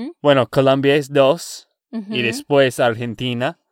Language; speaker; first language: Spanish; non-native, learner; English